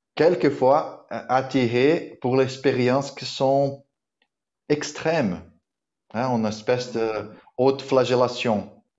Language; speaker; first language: French; non-native, fluent; Portuguese